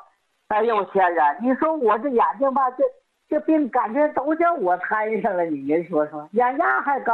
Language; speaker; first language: Chinese; native; Chinese